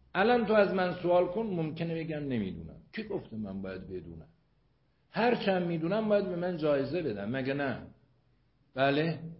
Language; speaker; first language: Persian; non-native, local second language; Azerbaijani